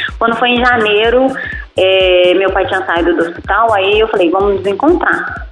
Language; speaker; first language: Portuguese; native; Portuguese